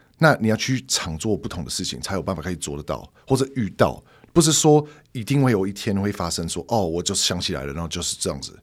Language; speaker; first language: Chinese; non-native, fluent; English